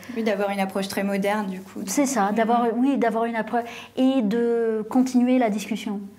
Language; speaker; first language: French; non-native, fluent; English